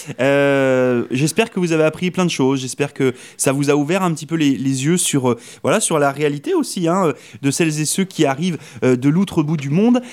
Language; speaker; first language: French; native; French